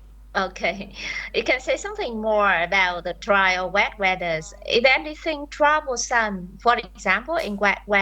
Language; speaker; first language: English; non-native, fluent; Vietnamese